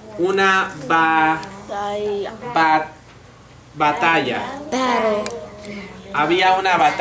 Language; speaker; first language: Spanish; non-native, fluent; English